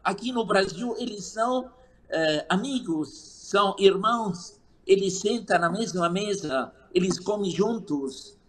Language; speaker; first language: Portuguese; non-native, fluent; Arabic